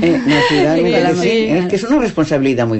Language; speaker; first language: Spanish; native; Spanish